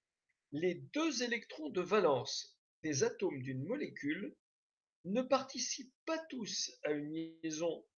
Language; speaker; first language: French; native; French